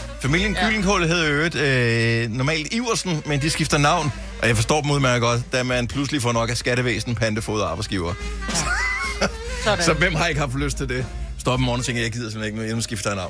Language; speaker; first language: Danish; native; Danish